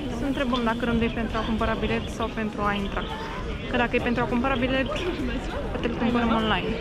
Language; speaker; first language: Romanian; early bilingual, heritage; Romanian